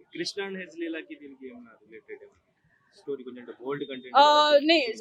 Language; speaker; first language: Telugu; native; Telugu